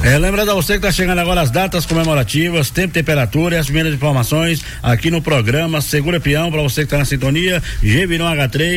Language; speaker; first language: Portuguese; native; Portuguese